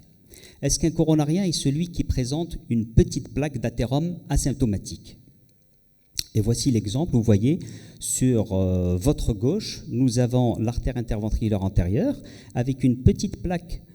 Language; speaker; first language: French; non-native, local second language; Arabic